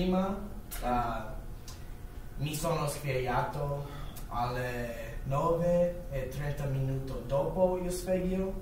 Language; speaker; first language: Italian; non-native, learner; English